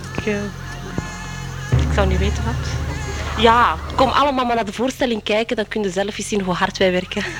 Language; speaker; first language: Dutch; early bilingual, other home language; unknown